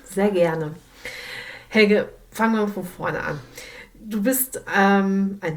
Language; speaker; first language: German; native; German